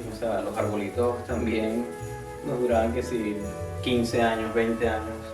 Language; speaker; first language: Spanish; native; Spanish